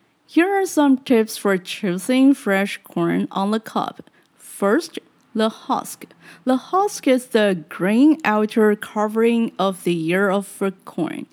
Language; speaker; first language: English; non-native, fluent; Chinese